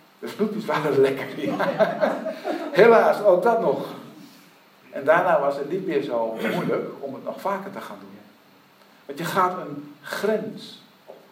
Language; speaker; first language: Dutch; native; Dutch